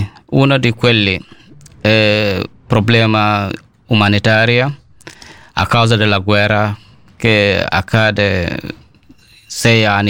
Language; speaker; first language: Italian; non-native, learner; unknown